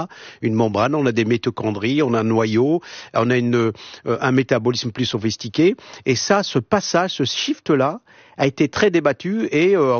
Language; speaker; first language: French; non-native, local second language; Arabic